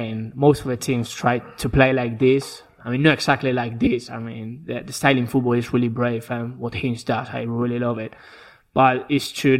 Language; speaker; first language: English; non-native, fluent; Spanish